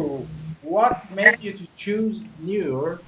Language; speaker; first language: English; non-native, learner; Persian